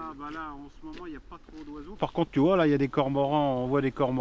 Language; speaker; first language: French; native; French